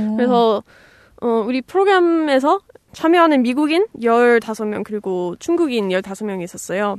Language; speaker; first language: Korean; non-native, fluent; English